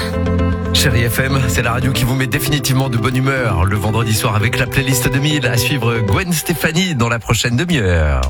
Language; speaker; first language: French; native; French